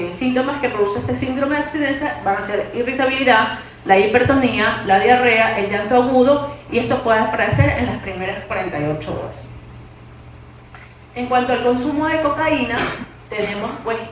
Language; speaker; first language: Spanish; native; Spanish